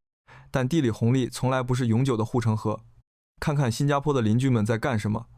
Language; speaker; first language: Chinese; native; Chinese